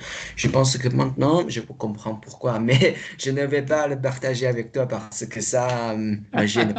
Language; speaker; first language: French; non-native, fluent; Chinese